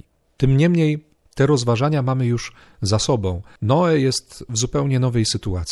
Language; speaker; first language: Polish; native; Polish